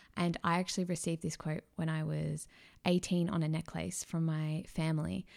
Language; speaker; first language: English; native; English